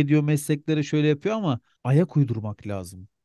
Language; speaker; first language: Turkish; native; Turkish